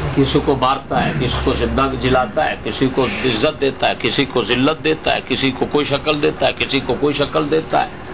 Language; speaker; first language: Urdu; non-native, local second language; Punjabi